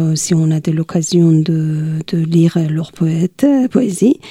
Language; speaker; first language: French; non-native, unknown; Persian